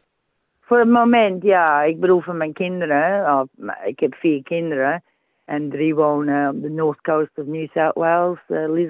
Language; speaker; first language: Dutch; early bilingual, heritage; Dutch